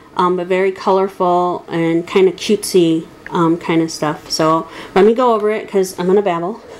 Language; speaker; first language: English; native; English